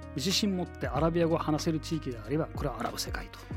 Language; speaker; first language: Japanese; non-native, fluent; Arabic